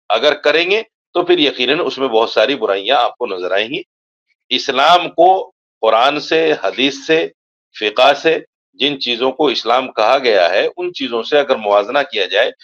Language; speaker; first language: Hindi; native; Hindi